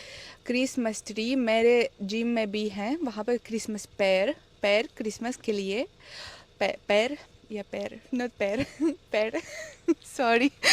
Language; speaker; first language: Hindi; non-native, learner; Russian